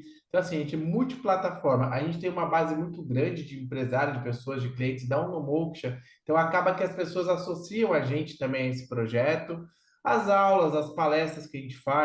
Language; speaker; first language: Portuguese; native; Portuguese